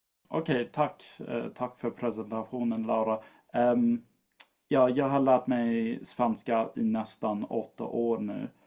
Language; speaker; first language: Swedish; non-native, fluent; English